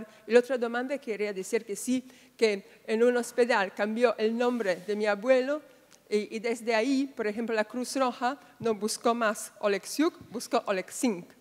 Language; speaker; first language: Spanish; non-native, fluent; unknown